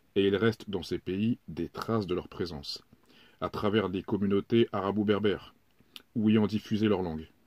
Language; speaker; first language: French; native; French